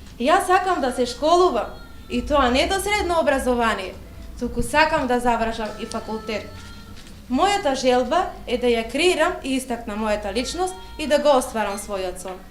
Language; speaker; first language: Macedonian; non-native, local second language; Romany